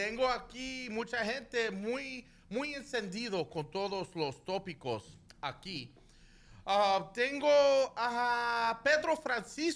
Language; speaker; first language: Spanish; early bilingual, heritage; Spanish